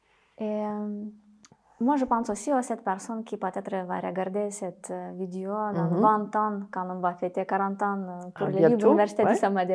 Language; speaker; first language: French; non-native, fluent; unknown